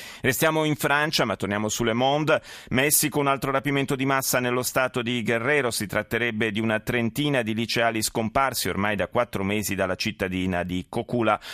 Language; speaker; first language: Italian; native; Italian